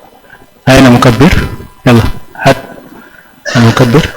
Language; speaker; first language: Arabic; non-native, fluent; Indonesian